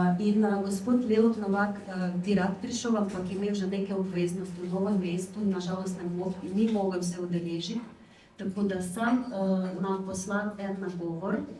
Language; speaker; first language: Slovenian; non-native, fluent; Ukrainian